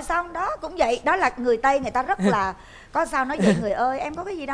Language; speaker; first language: Vietnamese; native; Vietnamese